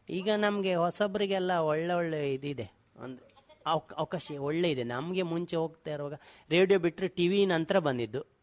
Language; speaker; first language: Kannada; non-native, local second language; Konkani